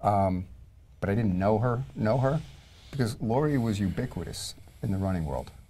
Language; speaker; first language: English; native; English